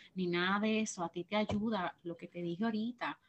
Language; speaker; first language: Spanish; native; Spanish